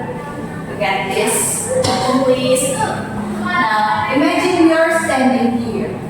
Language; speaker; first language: English; non-native, fluent; Indonesian